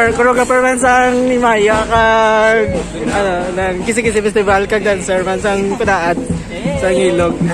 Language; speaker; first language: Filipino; non-native, local second language; Hiligaynon